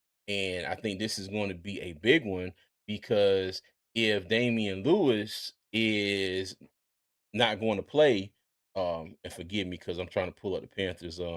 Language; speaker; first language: English; native; English